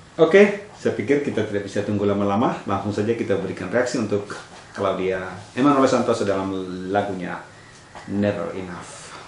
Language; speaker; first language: Indonesian; non-native, local second language; Tetum